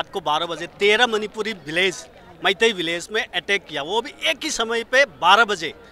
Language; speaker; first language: Hindi; non-native, local second language; Manipuri